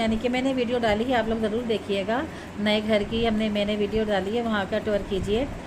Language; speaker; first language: Urdu; native; Urdu